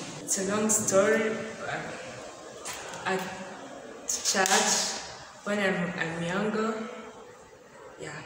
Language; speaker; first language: English; non-native, learner; Rundi